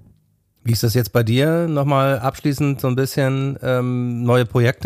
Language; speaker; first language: German; native; German